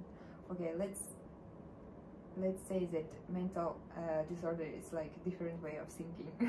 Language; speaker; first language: English; non-native, learner; Russian